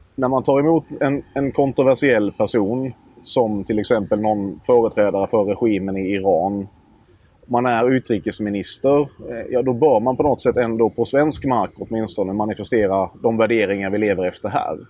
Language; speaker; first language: Swedish; native; Swedish